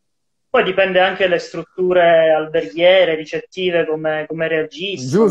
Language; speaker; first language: Italian; native; Italian